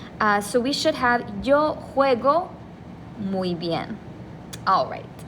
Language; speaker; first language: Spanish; non-native, fluent; English